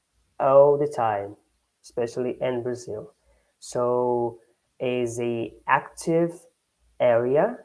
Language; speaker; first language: English; non-native, learner; Portuguese